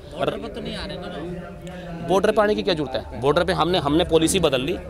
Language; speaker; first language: Hindi; native; Hindi